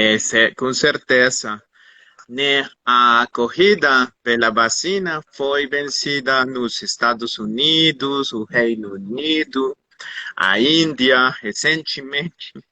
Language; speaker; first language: Portuguese; non-native, fluent; Spanish